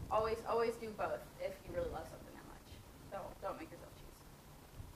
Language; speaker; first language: English; native; English